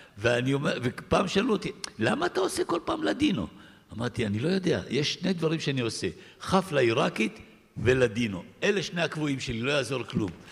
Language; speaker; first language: Hebrew; early bilingual, other home language; Arabic